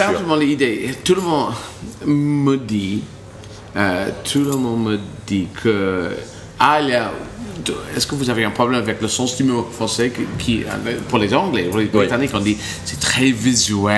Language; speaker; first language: French; non-native, learner; English